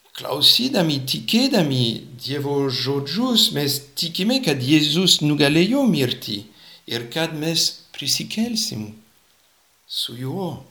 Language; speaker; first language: Lithuanian; non-native, fluent; French